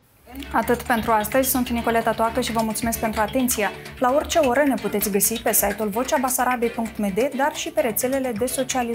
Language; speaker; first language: Romanian; native; Romanian